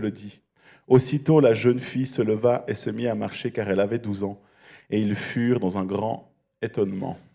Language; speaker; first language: French; native; French